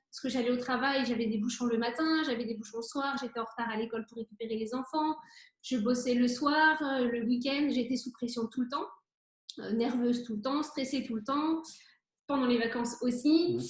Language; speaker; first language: French; native; French